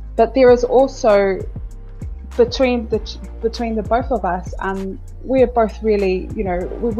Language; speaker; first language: English; native; English